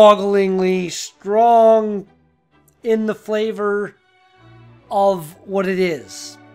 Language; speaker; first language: English; native; English